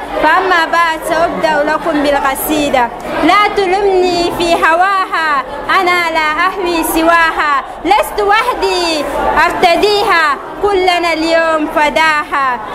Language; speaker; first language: Arabic; non-native, learner; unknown